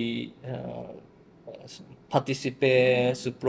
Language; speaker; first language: French; non-native, learner; Japanese